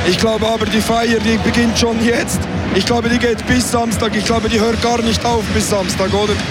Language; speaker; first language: German; native; German